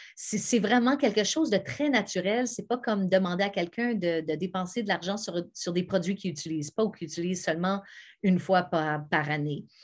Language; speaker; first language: French; native; French